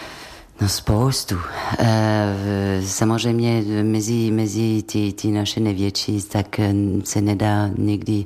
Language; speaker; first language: Czech; non-native, fluent; French